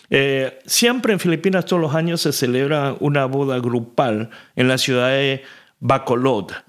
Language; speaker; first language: Spanish; native; Spanish